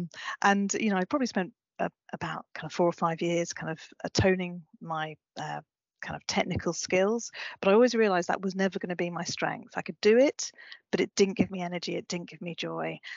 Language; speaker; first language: English; native; English